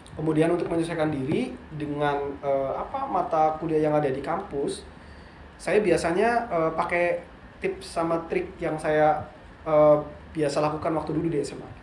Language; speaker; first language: Indonesian; native; Indonesian